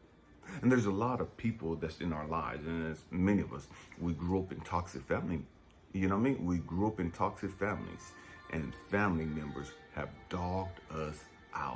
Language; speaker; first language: English; native; English